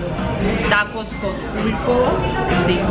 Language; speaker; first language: Spanish; non-native, learner; Russian